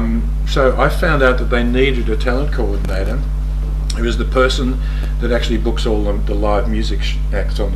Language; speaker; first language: English; native; English